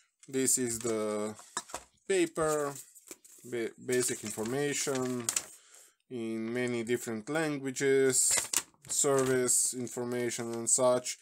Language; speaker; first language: English; non-native, fluent; Slovenian